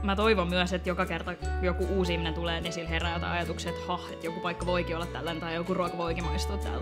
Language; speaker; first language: Finnish; native; Finnish